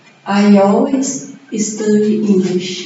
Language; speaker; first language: English; non-native, learner; Portuguese